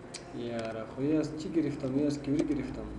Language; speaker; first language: Persian; non-native, local second language; Pashto